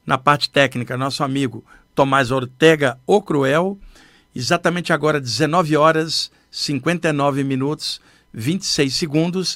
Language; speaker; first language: Portuguese; native; Portuguese